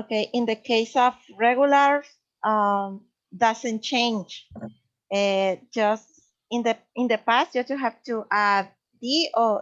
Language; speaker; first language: English; non-native, learner; Spanish